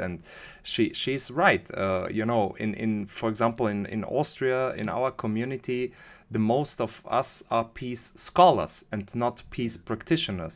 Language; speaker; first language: English; non-native, fluent; German